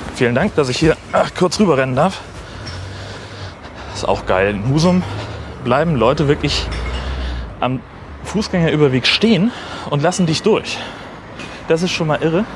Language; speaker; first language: German; native; German